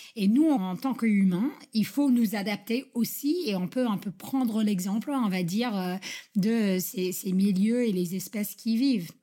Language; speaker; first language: French; non-native, fluent; English